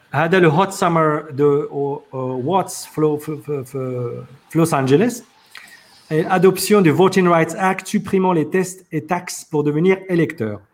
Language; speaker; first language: French; non-native, local second language; Arabic